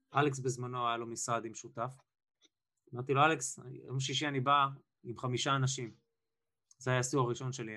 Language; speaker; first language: Hebrew; native; Hebrew